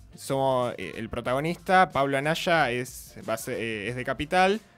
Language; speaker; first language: Spanish; native; Spanish